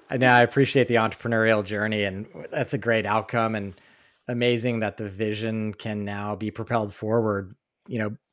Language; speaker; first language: English; native; English